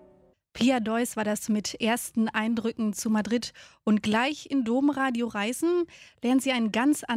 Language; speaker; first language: German; native; German